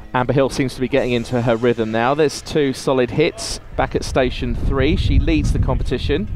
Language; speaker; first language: English; native; English